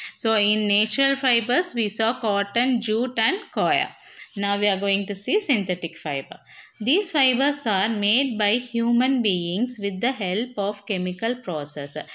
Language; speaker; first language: English; non-native, local second language; Tamil